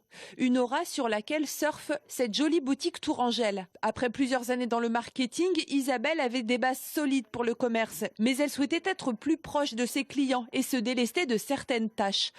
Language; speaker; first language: French; native; French